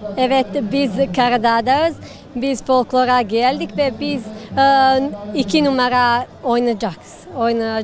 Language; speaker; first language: Turkish; non-native, learner; Serbian